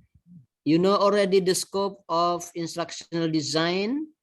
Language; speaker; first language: English; non-native, fluent; Indonesian